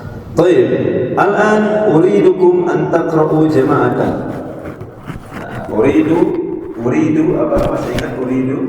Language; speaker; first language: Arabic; non-native, fluent; Indonesian